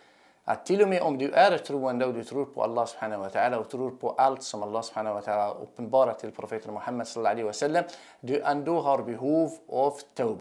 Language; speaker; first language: Swedish; non-native, fluent; Arabic